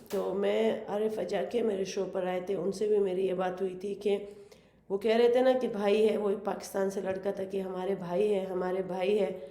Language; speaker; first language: Urdu; non-native, fluent; Persian